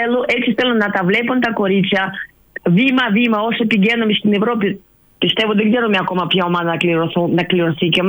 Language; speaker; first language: Greek; non-native, learner; Russian